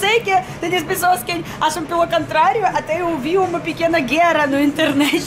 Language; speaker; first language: Portuguese; non-native, learner; Russian